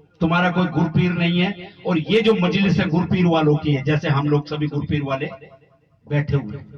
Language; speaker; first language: Hindi; non-native, local second language; Punjabi